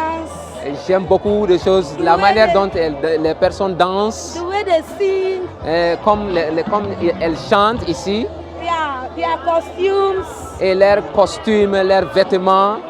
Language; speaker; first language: French; non-native, learner; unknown